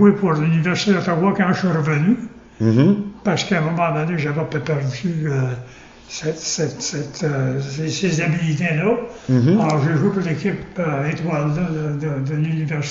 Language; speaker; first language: French; native; French